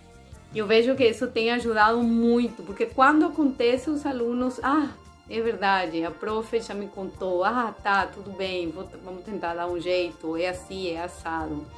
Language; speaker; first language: Portuguese; non-native, fluent; Spanish